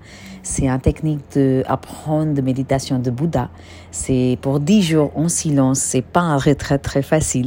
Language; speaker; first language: French; non-native, learner; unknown